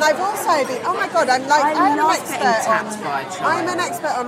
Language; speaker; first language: English; native; English